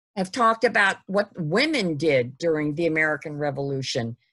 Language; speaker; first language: English; native; English